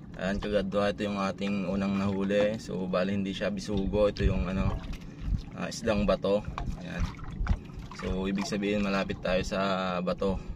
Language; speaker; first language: Filipino; non-native, local second language; Iloko